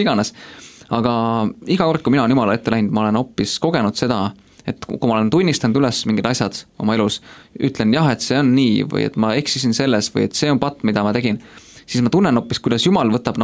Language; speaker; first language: Estonian; native; Estonian